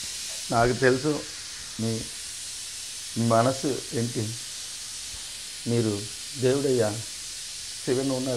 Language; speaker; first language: Telugu; non-native, local second language; Tamil